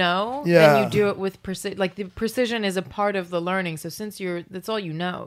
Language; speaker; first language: English; native; English